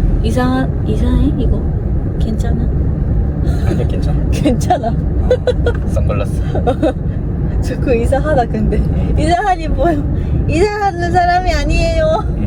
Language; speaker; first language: Korean; non-native, learner; Japanese